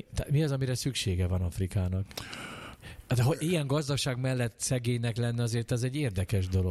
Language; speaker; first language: Hungarian; native; Hungarian